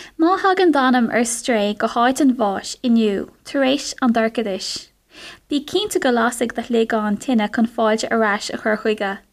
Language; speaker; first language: Irish; non-native, local second language; English